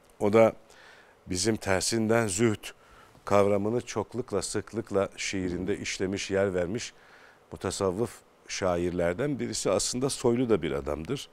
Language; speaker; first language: Turkish; native; Turkish